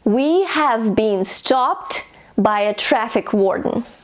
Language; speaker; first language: English; non-native, fluent; Russian